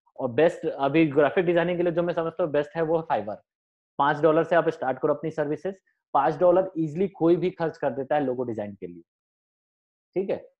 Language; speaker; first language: Hindi; native; Hindi